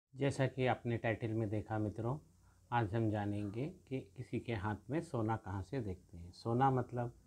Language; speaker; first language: Hindi; native; Hindi